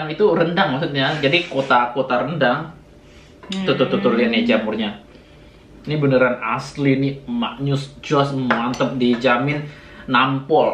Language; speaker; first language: Indonesian; native; Indonesian